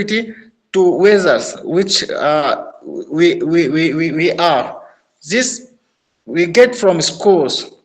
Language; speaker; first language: English; non-native, learner; Arabic